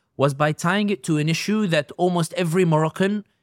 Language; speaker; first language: English; native; English